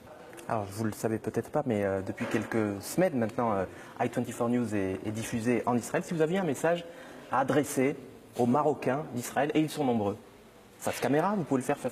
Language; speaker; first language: French; native; French